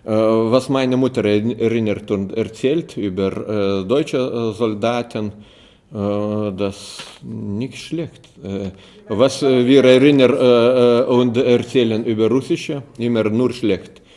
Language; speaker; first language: German; non-native, learner; Lithuanian